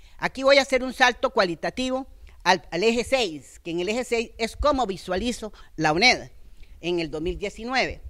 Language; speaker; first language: Spanish; native; Spanish